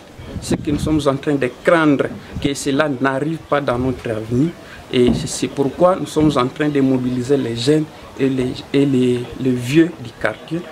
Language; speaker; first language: French; non-native, local second language; Swahili